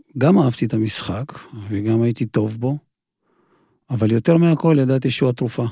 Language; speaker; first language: Hebrew; non-native, fluent; Russian